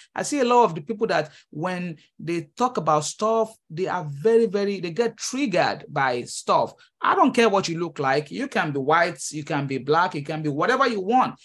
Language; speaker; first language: English; non-native, local second language; Yoruba